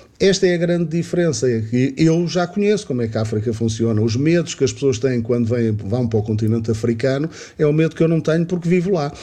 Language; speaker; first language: Portuguese; native; Portuguese